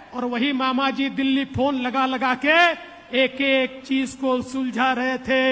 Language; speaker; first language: Hindi; non-native, local second language; Marathi